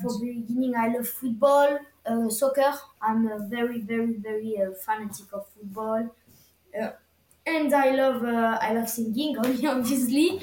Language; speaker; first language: English; non-native, learner; French